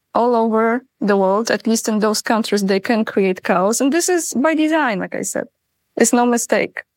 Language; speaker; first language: English; non-native, fluent; Polish